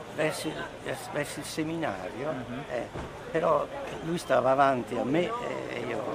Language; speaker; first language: Italian; native; Italian